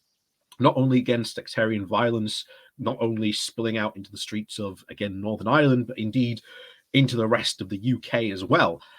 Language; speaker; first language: English; native; English